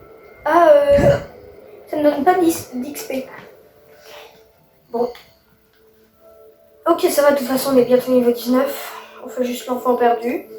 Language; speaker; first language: French; native; French